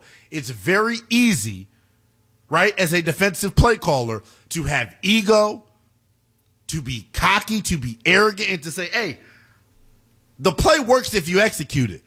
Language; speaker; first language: English; native; English